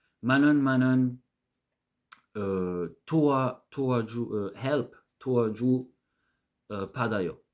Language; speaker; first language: Korean; non-native, learner; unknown